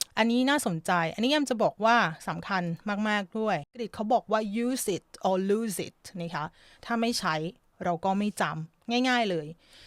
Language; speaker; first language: Thai; native; Thai